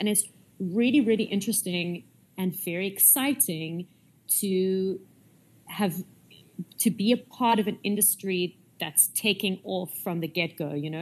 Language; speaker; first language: English; native; English